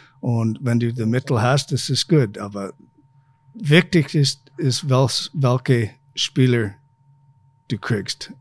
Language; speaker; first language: German; non-native, fluent; English